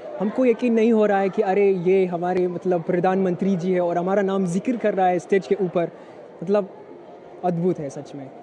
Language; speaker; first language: Hindi; non-native, fluent; Hausa